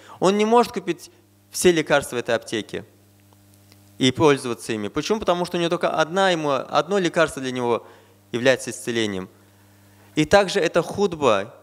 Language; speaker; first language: Russian; non-native, fluent; Azerbaijani